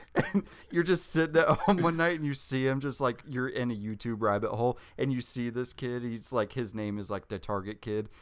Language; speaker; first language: English; native; English